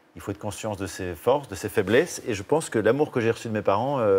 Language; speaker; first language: French; native; French